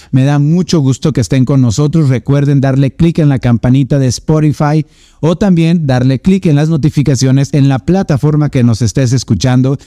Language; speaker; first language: Spanish; native; Spanish